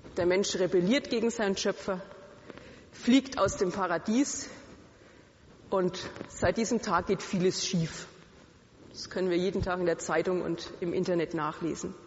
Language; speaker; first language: German; native; German